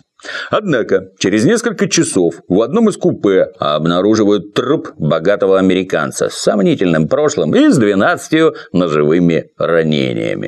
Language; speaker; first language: Russian; native; Russian